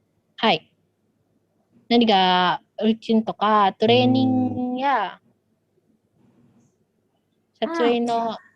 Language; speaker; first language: Japanese; non-native, learner; Indonesian